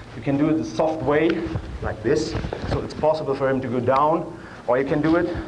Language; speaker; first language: English; non-native, fluent; German